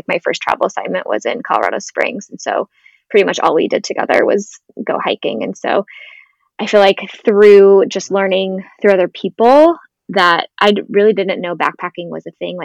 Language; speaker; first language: English; native; English